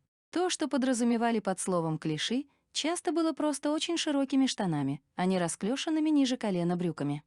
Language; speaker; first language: Russian; native; Russian